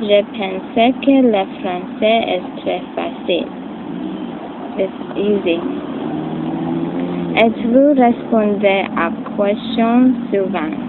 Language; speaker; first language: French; non-native, learner; English